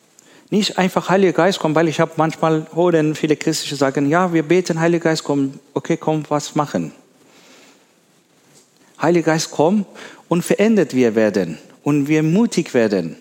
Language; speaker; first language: German; non-native, learner; Persian